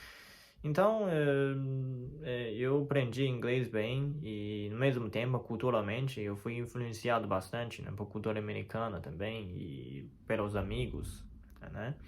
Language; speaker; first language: Portuguese; non-native, fluent; Chinese